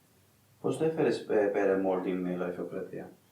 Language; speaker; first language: Greek; native; Greek